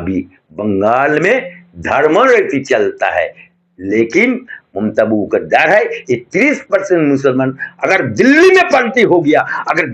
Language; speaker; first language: Hindi; non-native, local second language; Bangla